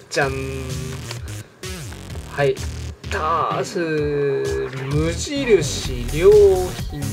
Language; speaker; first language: Chinese; non-native, fluent; Japanese